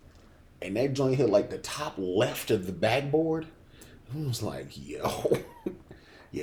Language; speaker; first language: English; native; English